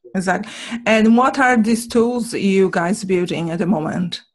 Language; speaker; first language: English; non-native, fluent; Portuguese